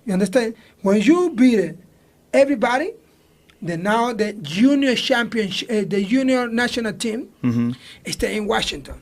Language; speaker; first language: English; non-native, learner; Spanish